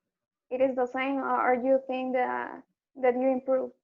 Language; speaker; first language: English; non-native, learner; Spanish